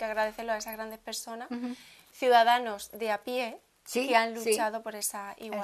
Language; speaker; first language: Spanish; native; Spanish